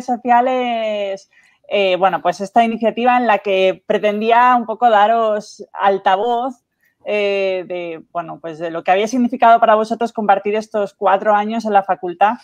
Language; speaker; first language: Spanish; native; Spanish